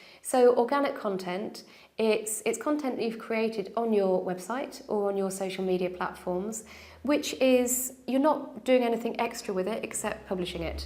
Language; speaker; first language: English; native; English